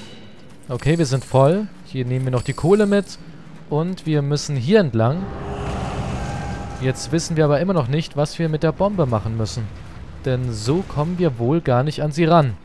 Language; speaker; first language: German; native; German